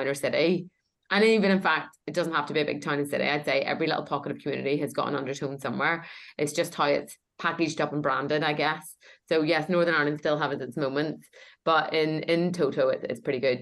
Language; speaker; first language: English; native; English